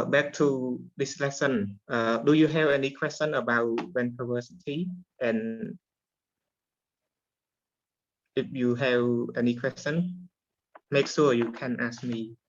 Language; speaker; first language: English; non-native, learner; Khmer